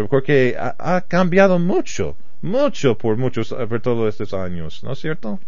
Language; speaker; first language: Spanish; non-native, fluent; English